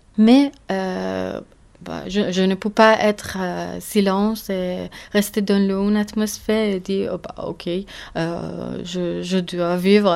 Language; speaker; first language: French; non-native, learner; Persian